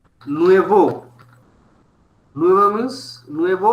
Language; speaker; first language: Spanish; non-native, fluent; Bangla